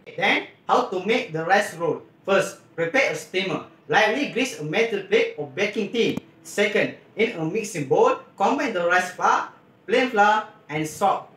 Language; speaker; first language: English; non-native, local second language; Malay